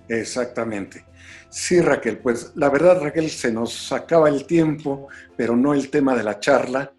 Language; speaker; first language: Spanish; native; Spanish